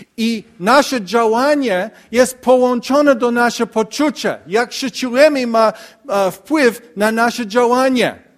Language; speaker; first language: Polish; non-native, learner; English